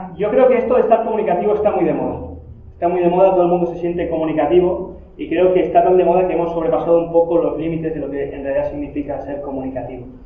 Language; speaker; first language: Spanish; native; Spanish